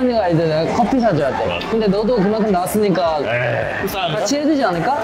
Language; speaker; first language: Korean; native; Korean